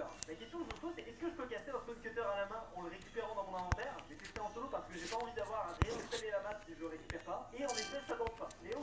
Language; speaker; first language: French; native; French